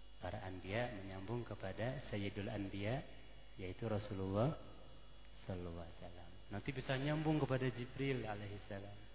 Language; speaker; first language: Indonesian; non-native, local second language; Sundanese